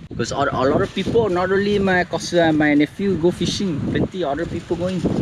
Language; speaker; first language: English; non-native, local second language; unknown